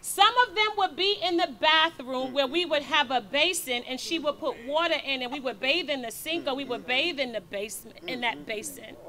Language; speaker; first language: English; native; English